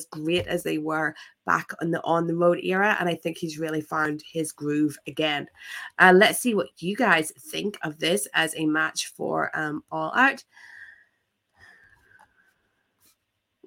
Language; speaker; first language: English; native; English